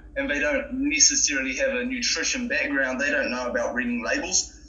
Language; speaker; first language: English; native; English